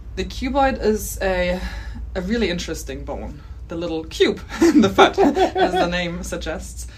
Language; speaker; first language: English; non-native, fluent; German